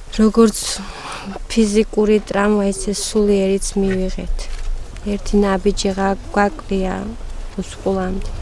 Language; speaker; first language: Georgian; non-native, local second language; Mingrelian